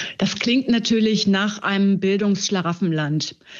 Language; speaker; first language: German; native; German